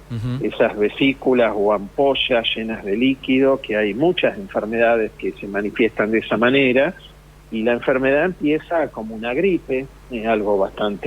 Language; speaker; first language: Spanish; native; Spanish